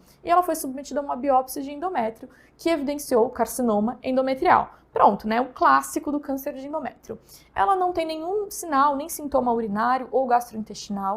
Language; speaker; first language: Portuguese; native; Portuguese